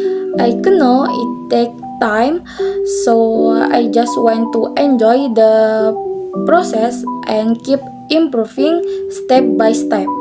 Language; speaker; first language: English; non-native, learner; Indonesian